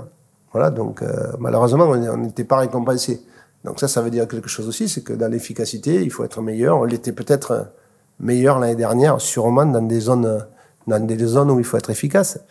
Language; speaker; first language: French; native; French